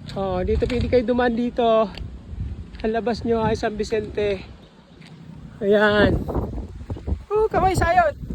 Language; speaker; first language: Filipino; non-native, local second language; Bikol